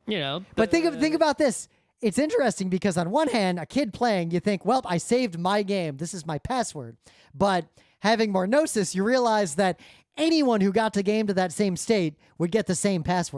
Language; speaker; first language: English; native; English